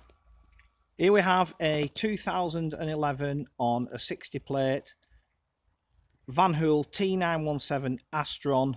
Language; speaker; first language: English; native; English